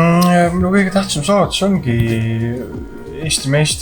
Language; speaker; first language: Estonian; native; Estonian